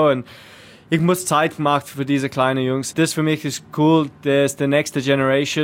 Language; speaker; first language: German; non-native, learner; English